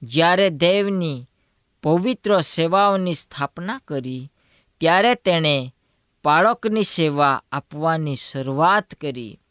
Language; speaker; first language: Gujarati; non-native, local second language; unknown